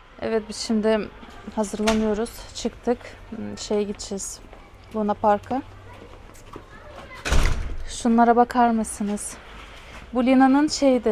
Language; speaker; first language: Turkish; non-native, fluent; Russian